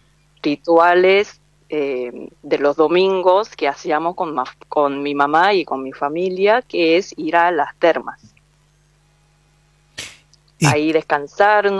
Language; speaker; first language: Spanish; non-native, fluent; Korean